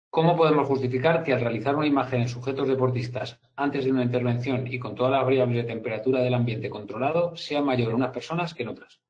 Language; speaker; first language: Spanish; native; Spanish